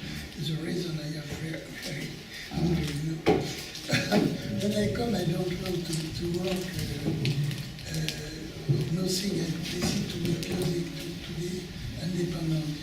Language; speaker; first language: English; non-native, learner; French